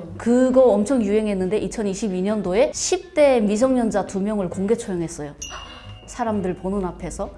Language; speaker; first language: Korean; native; Korean